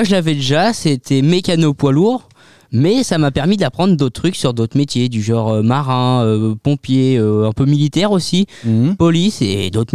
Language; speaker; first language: French; native; French